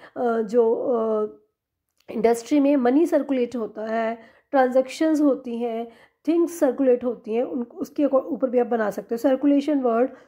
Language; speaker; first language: Hindi; non-native, local second language; Punjabi